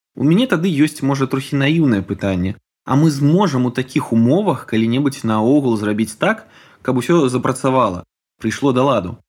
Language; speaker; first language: Belarusian; native; Belarusian